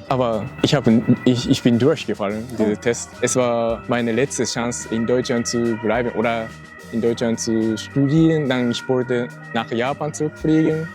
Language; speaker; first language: German; non-native, fluent; Japanese